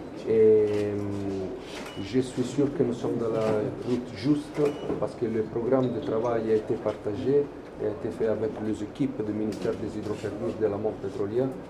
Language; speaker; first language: French; non-native, fluent; Italian